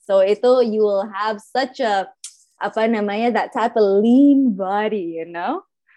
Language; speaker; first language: English; early bilingual, other home language; Indonesian